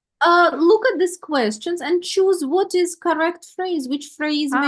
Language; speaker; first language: English; non-native, fluent; Russian